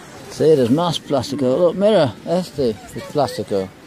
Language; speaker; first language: Spanish; non-native, learner; English